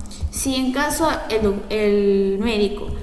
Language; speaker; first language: Spanish; native; Spanish